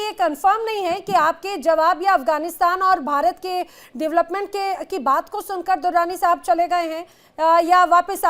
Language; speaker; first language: Hindi; native; Hindi